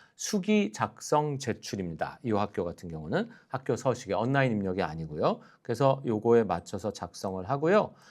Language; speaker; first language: Korean; native; Korean